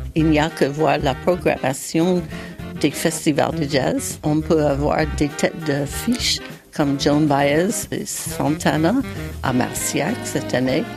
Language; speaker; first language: French; non-native, fluent; English